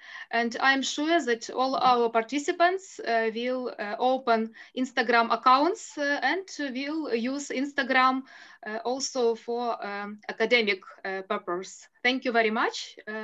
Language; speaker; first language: English; non-native, fluent; Ukrainian